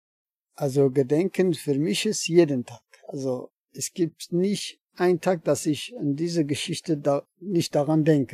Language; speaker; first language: German; non-native, learner; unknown